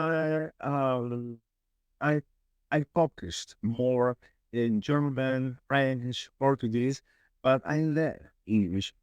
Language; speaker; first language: English; non-native, learner; Spanish